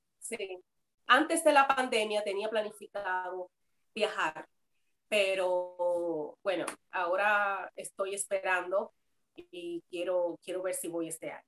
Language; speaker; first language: Spanish; native; Spanish